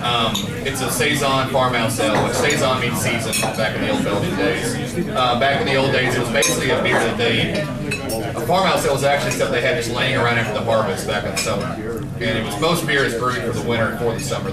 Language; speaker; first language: English; native; English